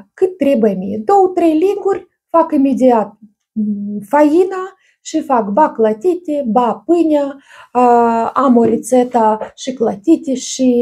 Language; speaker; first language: Romanian; non-native, learner; Russian